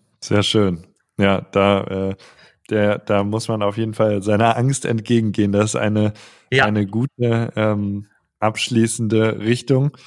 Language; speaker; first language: German; native; German